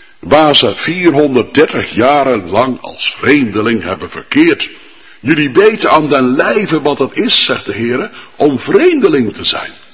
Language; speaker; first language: Dutch; native; Dutch